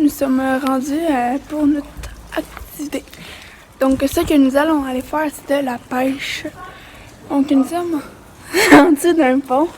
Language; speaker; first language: French; native; French